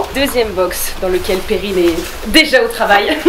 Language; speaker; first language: French; native; French